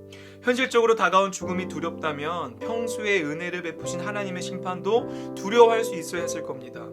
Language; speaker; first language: Korean; native; Korean